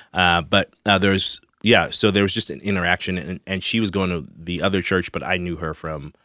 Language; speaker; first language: English; non-native, local second language; Shona